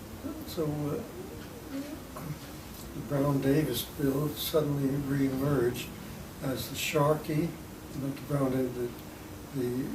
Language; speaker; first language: English; native; English